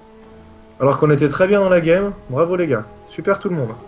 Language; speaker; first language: French; native; French